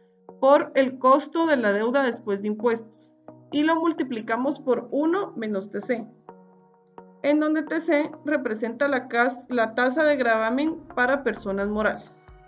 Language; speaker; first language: Spanish; native; Spanish